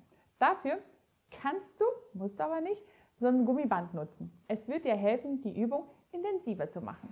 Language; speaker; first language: German; native; German